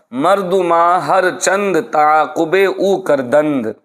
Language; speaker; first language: Persian; non-native, fluent; Urdu